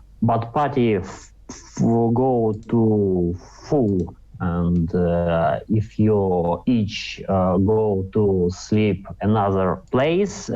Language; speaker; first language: English; non-native, learner; Russian